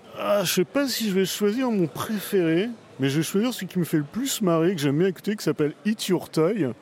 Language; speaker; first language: French; native; French